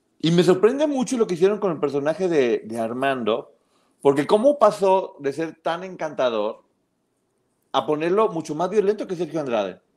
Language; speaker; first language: Spanish; native; Spanish